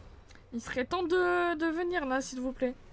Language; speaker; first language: French; native; French